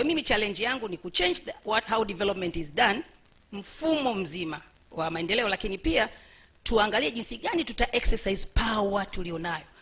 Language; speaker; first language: Swahili; native; Swahili